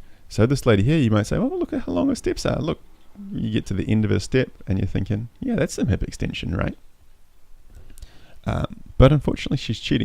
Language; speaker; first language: English; native; English